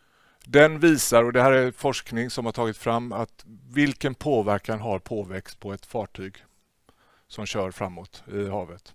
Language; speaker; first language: Swedish; native; Swedish